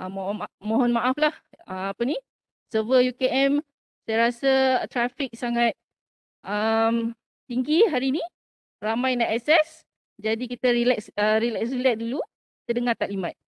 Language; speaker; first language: Malay; native; Malay